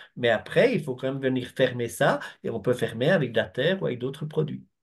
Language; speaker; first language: French; native; French